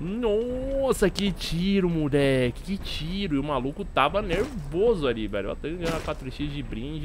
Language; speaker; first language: Portuguese; native; Portuguese